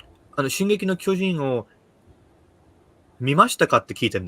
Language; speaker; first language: Japanese; early bilingual, heritage; Japanese